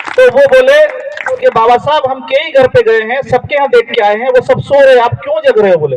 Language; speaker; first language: Hindi; native; Hindi